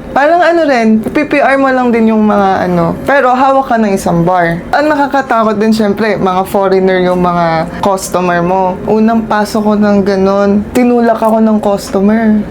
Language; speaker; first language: Filipino; non-native, local second language; Cebuano